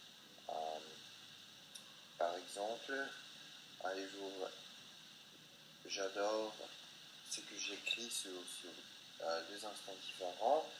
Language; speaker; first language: French; non-native, learner; English